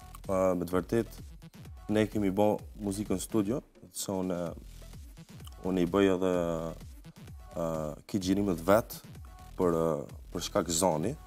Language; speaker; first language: Albanian; early bilingual, heritage; Albanian